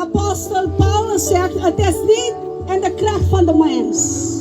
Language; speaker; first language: Dutch; non-native, local second language; Papiamento